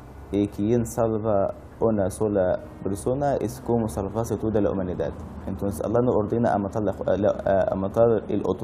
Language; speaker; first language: Spanish; non-native, learner; Arabic